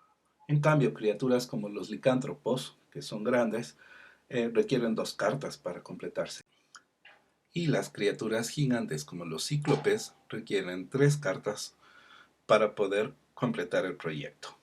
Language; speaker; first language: Spanish; native; Spanish